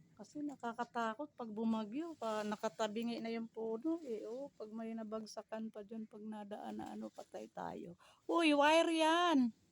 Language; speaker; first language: Filipino; native; Filipino